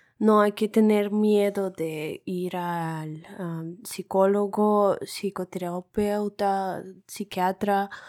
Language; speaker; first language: Spanish; non-native, fluent; Russian